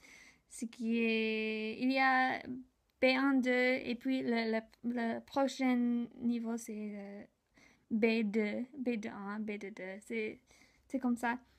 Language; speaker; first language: French; non-native, learner; English